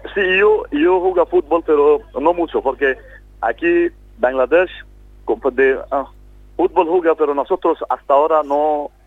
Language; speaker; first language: Spanish; non-native, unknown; Bangla